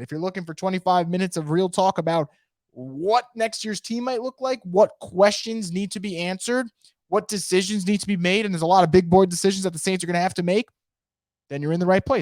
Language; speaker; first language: English; native; English